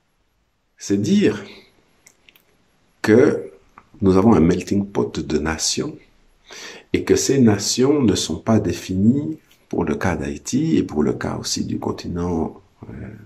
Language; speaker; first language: French; native; French